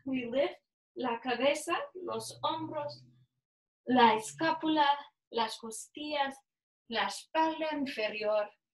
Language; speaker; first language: Spanish; non-native, learner; English